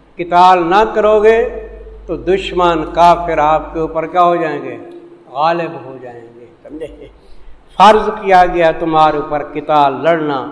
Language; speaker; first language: Urdu; non-native, local second language; Saraiki